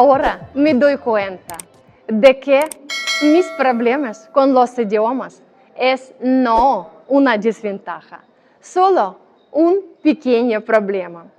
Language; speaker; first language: Spanish; non-native, learner; Russian